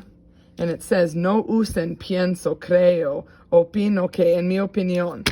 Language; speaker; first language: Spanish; non-native, fluent; English